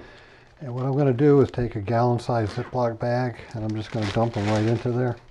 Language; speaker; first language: English; native; English